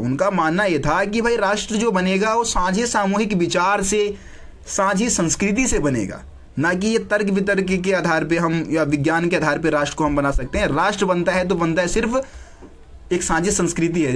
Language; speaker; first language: Hindi; native; Hindi